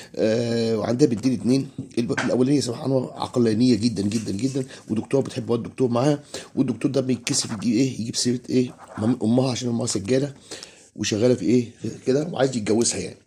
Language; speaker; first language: Arabic; native; Arabic